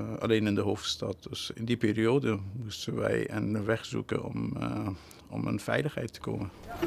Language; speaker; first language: Dutch; non-native, fluent; Persian